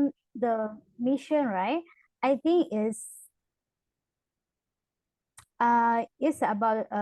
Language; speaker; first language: English; non-native, learner; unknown